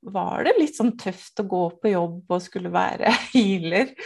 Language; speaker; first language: Norwegian; native; Norwegian